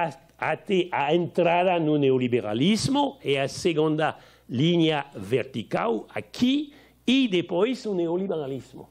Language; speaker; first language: Portuguese; non-native, learner; French